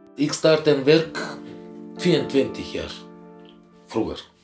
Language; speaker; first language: Dutch; non-native, learner; Bulgarian